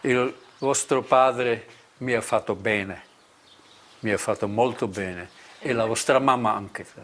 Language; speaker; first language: Italian; non-native, learner; Czech